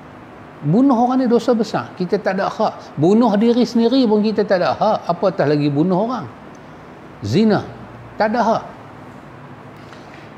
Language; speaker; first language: Malay; native; Malay